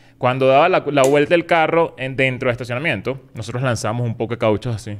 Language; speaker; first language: Spanish; native; Spanish